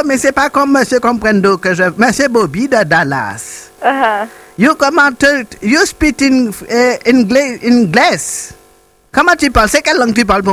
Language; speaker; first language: French; native; French